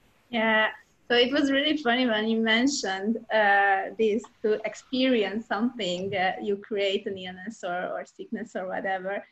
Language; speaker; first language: English; non-native, fluent; Hungarian